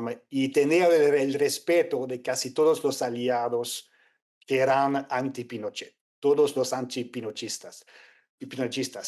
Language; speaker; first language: Spanish; non-native, fluent; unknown